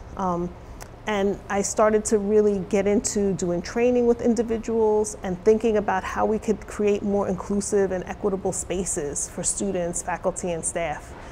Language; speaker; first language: English; native; English